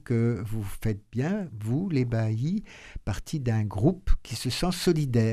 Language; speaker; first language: French; native; French